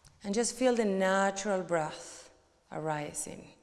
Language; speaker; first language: English; non-native, fluent; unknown